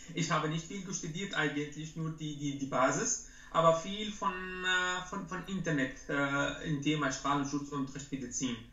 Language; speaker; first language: German; non-native, learner; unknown